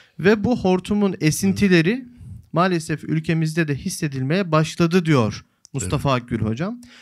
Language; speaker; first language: Turkish; native; Turkish